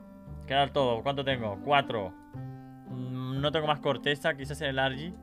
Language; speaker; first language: Spanish; native; Spanish